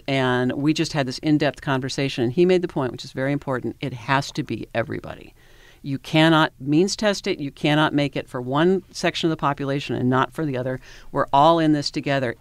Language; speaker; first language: English; native; English